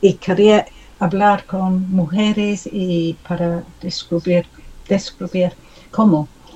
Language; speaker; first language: Spanish; non-native, learner; English